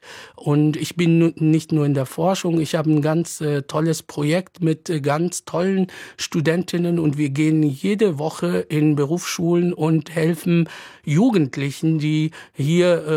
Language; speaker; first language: German; non-native, fluent; Arabic